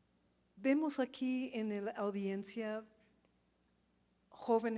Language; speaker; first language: Spanish; non-native, fluent; English